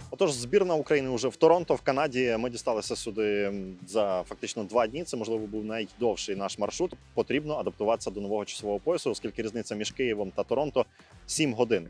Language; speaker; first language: Ukrainian; native; Ukrainian